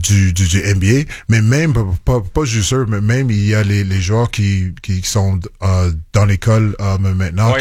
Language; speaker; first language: French; non-native, local second language; English